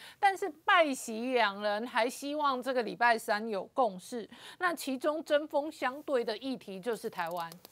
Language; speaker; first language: Chinese; native; Chinese